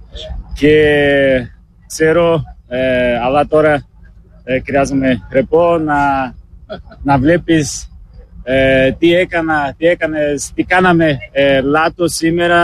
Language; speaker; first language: Greek; non-native, learner; Portuguese